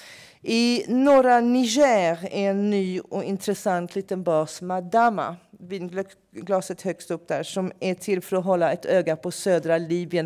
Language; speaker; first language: Swedish; non-native, fluent; English